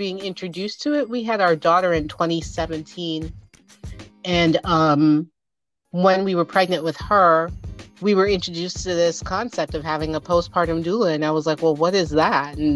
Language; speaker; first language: English; native; English